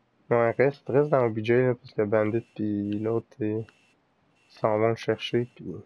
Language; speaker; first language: French; native; French